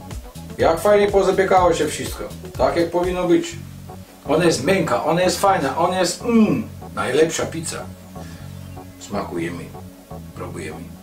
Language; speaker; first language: Polish; non-native, learner; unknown